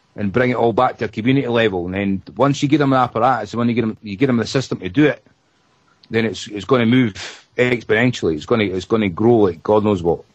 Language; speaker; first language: English; native; English